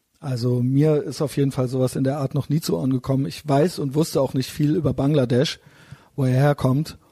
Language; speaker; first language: German; native; German